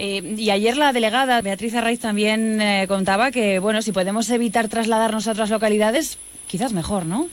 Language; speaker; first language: Spanish; native; Spanish